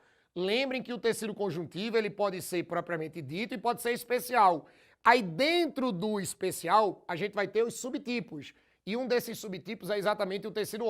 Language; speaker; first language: Portuguese; native; Portuguese